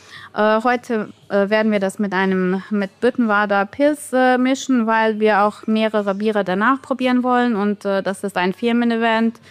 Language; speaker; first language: German; non-native, fluent; Bosnian